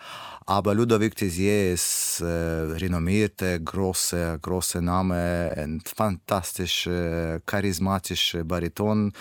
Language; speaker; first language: German; non-native, learner; Russian